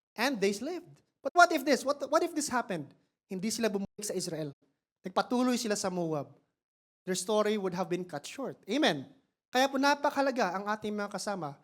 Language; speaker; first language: Filipino; non-native, local second language; Cebuano